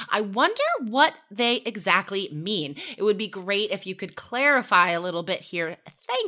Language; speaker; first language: English; native; English